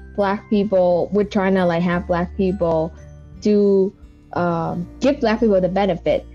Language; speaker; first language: English; non-native, fluent; Vietnamese